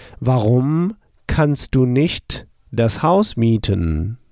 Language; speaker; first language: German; non-native, fluent; English